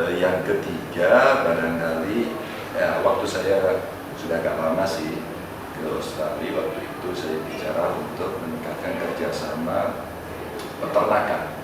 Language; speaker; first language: Indonesian; native; Indonesian